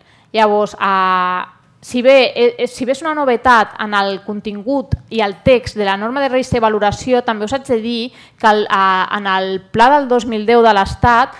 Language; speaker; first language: Catalan; native; Catalan